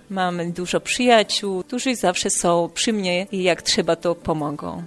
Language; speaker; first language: Polish; non-native, fluent; Hungarian